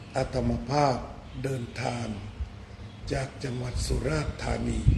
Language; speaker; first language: Thai; native; Thai